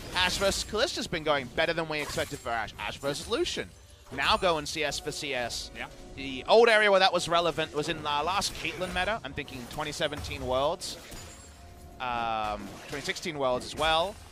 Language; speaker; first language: English; native; English